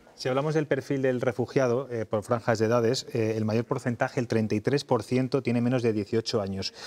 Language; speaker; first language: Spanish; native; Spanish